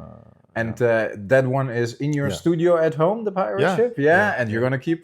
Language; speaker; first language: English; non-native, fluent; German